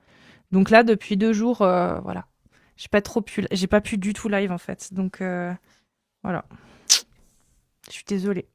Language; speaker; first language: French; native; French